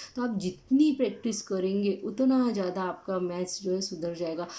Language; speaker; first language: Hindi; non-native, local second language; Marathi